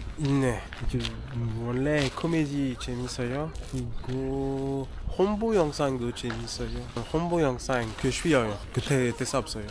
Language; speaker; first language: Korean; non-native, learner; French